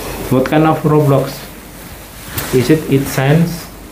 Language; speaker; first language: English; non-native, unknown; Indonesian